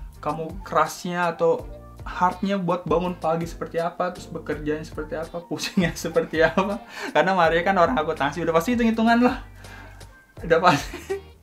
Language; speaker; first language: Indonesian; native; Indonesian